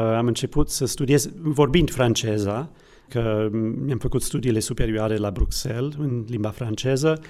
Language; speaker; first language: Romanian; non-native, fluent; English